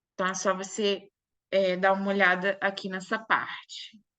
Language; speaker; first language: Portuguese; native; Portuguese